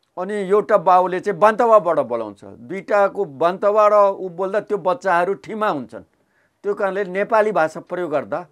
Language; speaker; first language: Nepali; non-native, local second language; Limbu